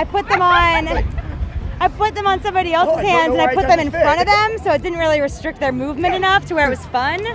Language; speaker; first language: English; native; English